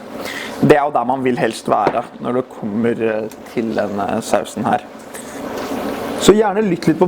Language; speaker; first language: Norwegian; native; Norwegian